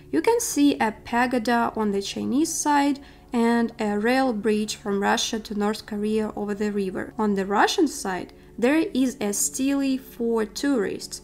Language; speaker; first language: English; non-native, fluent; Russian